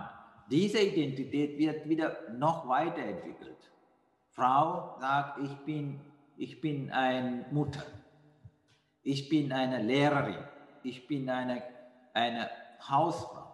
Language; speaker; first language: German; non-native, fluent; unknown